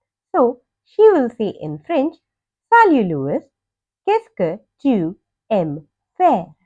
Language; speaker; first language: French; non-native, fluent; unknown